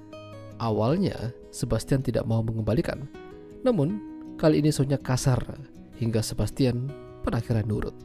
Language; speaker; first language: Indonesian; non-native, local second language; Javanese